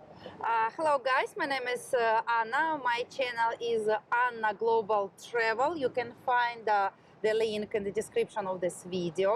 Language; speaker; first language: English; non-native, fluent; Russian